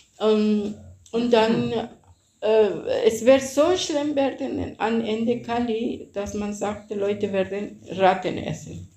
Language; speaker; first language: German; non-native, fluent; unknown